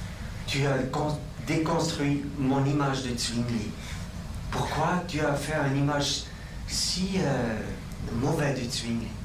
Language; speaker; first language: French; non-native, local second language; German